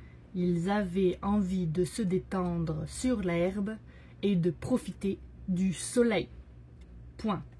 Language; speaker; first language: French; native; French